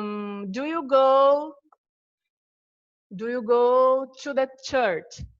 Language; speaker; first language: English; non-native, fluent; Portuguese